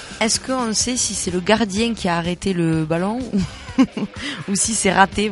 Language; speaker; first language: French; native; French